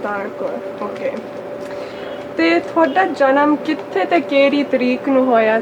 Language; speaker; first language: Punjabi; early bilingual, heritage; Punjabi